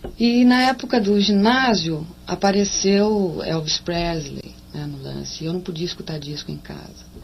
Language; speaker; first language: Portuguese; native; Portuguese